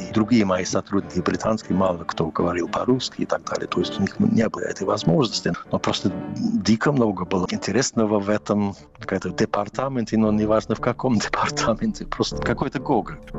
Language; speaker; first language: Russian; non-native, fluent; English